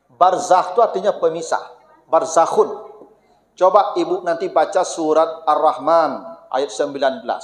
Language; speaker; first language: Malay; non-native, local second language; Minangkabau